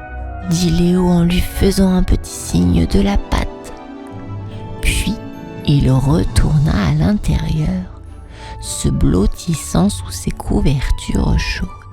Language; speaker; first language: French; native; French